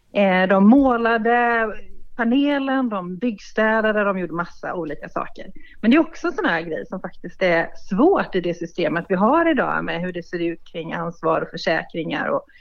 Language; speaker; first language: Swedish; native; Swedish